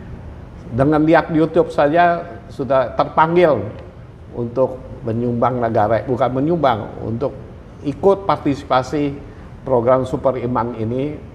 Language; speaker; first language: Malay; non-native, local second language; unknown